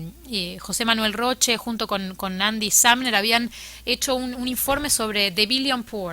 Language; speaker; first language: Spanish; native; Spanish